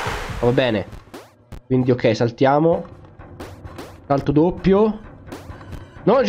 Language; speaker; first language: Italian; native; Italian